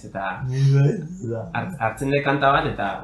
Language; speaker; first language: Basque; native; Basque